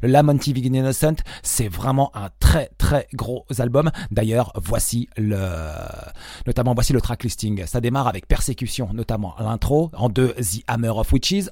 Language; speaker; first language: French; native; French